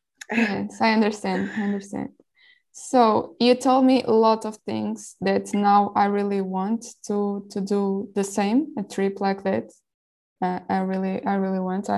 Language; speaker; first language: English; non-native, local second language; Portuguese